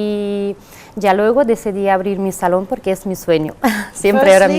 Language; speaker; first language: Spanish; non-native, fluent; Russian